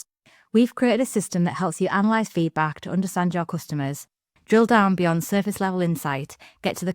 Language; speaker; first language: English; native; English